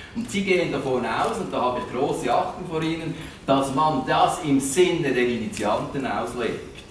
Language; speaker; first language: German; native; German